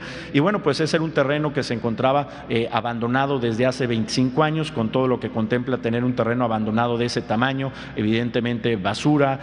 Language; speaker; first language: Spanish; native; Spanish